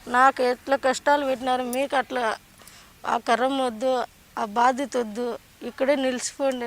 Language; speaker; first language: Telugu; native; Telugu